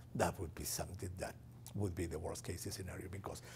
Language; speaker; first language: English; non-native, fluent; Spanish